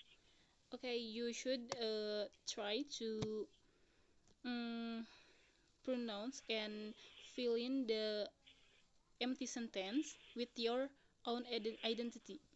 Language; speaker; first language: English; non-native, learner; Indonesian